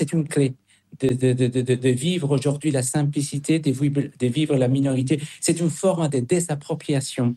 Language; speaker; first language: French; non-native, fluent; Spanish